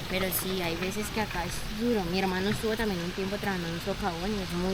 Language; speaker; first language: Spanish; native; Spanish